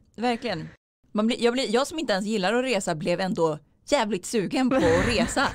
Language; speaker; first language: Swedish; native; Swedish